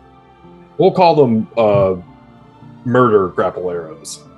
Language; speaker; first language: English; native; English